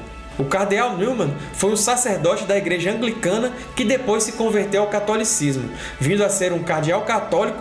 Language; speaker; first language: Portuguese; native; Portuguese